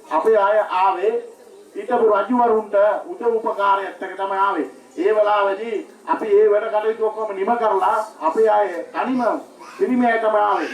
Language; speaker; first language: Sinhala; non-native, local second language; Tamil